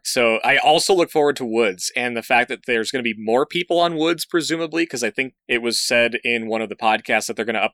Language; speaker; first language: English; native; English